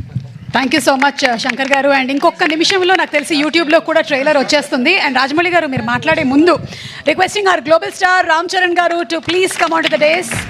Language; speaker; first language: Telugu; native; Telugu